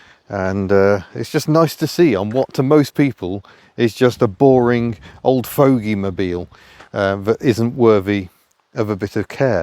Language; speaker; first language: English; native; English